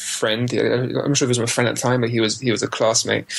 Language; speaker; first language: English; native; English